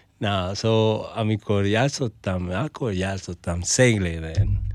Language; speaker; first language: Hungarian; non-native, learner; Spanish